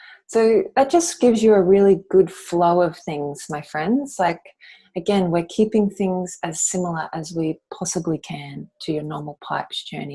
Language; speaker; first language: English; native; English